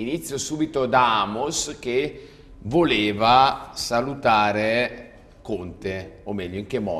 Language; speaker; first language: Italian; native; Italian